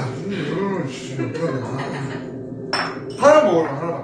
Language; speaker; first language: Korean; native; Korean